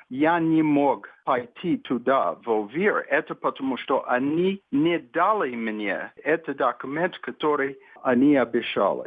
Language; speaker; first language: Russian; non-native, fluent; English